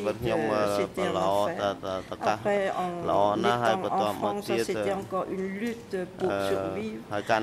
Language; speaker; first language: French; non-native, local second language; Khmer